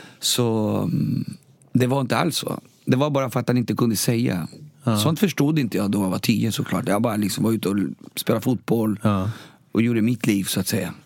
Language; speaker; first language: Swedish; early bilingual, other home language; Spanish